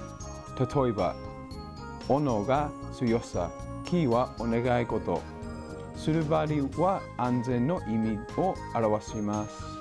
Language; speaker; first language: Japanese; non-native, fluent; English